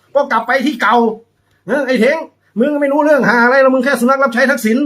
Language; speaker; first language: Thai; native; Thai